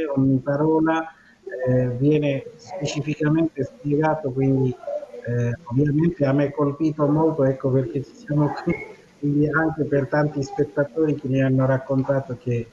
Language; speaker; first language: Italian; non-native, fluent; Bangla